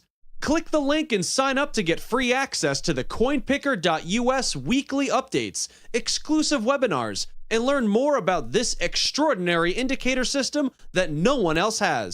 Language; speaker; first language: English; native; English